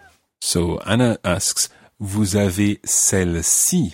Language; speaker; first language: French; non-native, fluent; English